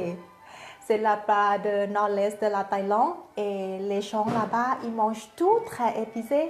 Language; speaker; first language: French; non-native, learner; Thai